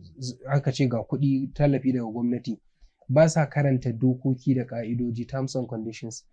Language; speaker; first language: Hausa; native; Hausa